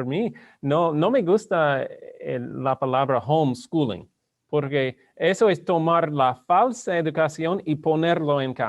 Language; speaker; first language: Spanish; non-native, learner; English